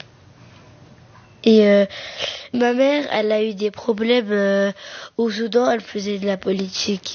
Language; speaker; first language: French; early bilingual, other home language; Arabic